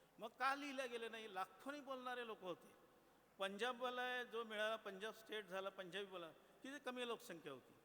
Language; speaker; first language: Marathi; non-native, local second language; Gondi